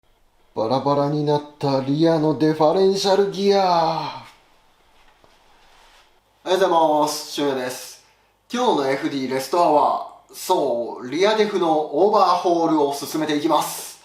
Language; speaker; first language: Japanese; native; Japanese